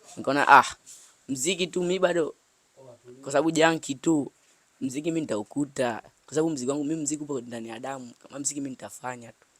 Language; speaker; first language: Swahili; native; Swahili